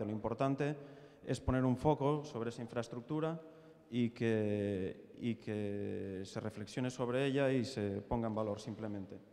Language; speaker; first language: Spanish; native; Spanish